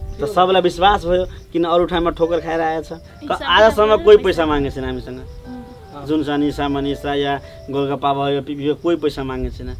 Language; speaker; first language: Nepali; non-native, local second language; Maithili